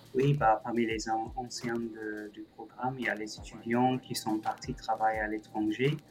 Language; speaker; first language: French; non-native, fluent; English